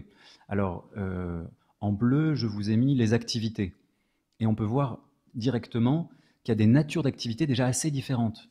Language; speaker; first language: French; native; French